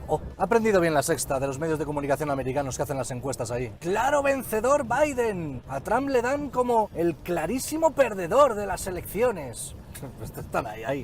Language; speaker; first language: Spanish; native; Spanish